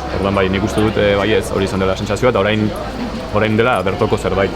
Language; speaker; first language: Basque; non-native, local second language; Spanish